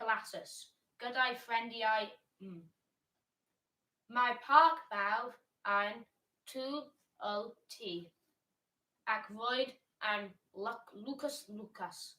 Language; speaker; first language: Welsh; non-native, learner; English